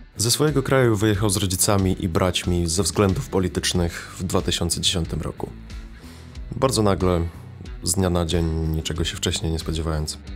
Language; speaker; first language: Polish; early bilingual, other home language; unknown